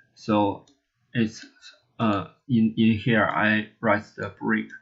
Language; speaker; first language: English; non-native, learner; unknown